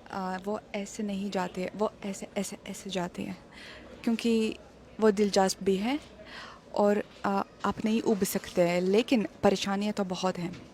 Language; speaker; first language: Hindi; non-native, fluent; Russian